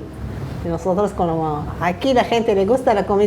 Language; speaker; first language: Spanish; non-native, learner; Arabic